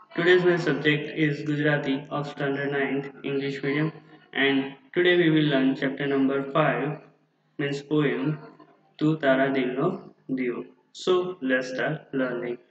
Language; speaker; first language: English; non-native, local second language; Gujarati